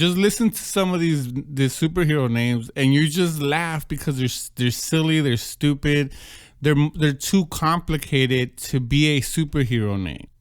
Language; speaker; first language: English; native; English